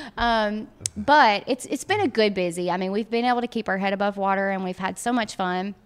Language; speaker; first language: English; native; English